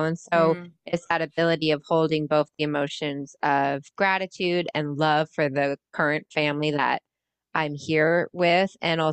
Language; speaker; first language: English; native; English